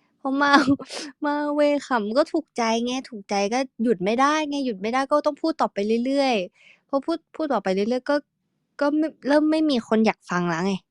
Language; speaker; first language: Thai; native; Thai